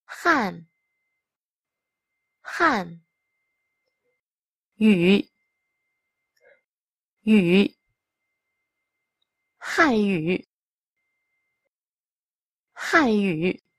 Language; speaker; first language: Chinese; non-native, fluent; Vietnamese